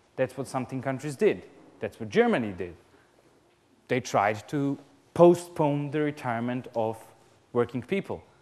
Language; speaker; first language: English; non-native, fluent; Serbian